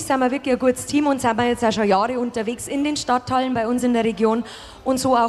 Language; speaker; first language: German; native; German